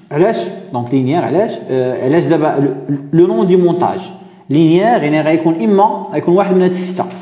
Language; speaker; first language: French; non-native, local second language; Arabic